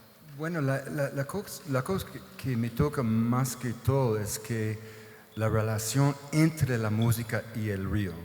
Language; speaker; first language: Spanish; non-native, fluent; English